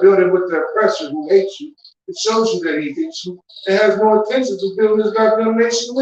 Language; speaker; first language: English; native; English